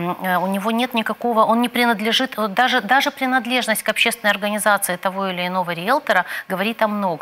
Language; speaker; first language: Russian; native; Russian